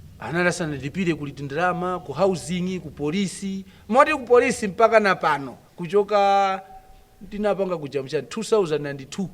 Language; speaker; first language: Nyanja; non-native, local second language; Tumbuka